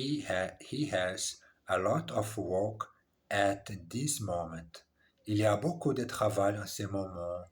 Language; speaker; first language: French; non-native, learner; English